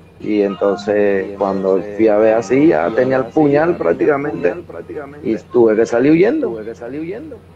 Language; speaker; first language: Spanish; native; Spanish